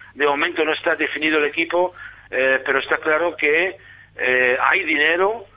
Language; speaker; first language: Spanish; non-native, fluent; German